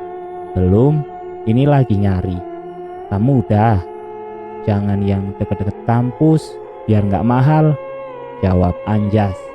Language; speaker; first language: Indonesian; native; Indonesian